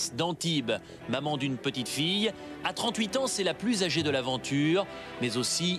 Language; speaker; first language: French; native; French